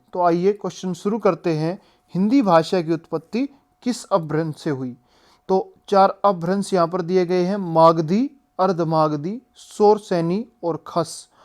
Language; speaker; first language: Hindi; native; Hindi